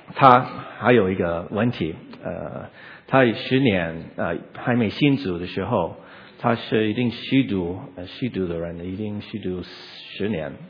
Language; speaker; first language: Chinese; non-native, learner; English